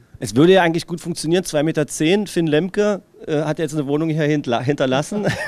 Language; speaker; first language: German; native; German